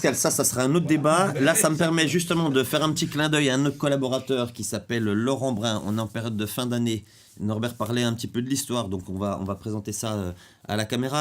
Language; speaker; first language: French; native; French